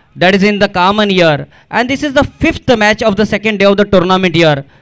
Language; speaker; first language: English; non-native, local second language; Hindi